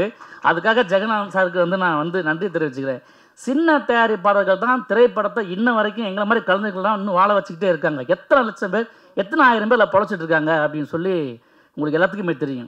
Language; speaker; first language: Tamil; native; Tamil